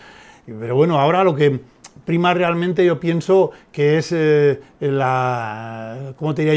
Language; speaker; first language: Spanish; native; Spanish